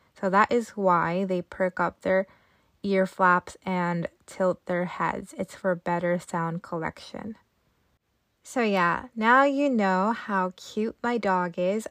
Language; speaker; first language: English; early bilingual, other home language; Japanese